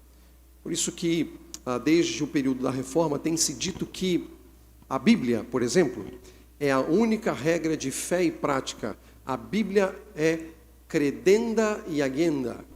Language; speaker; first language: Portuguese; native; Portuguese